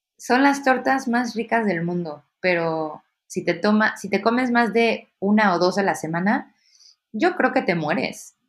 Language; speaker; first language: Spanish; native; Spanish